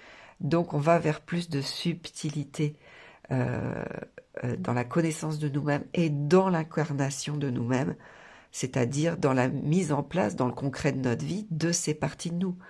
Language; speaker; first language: French; native; French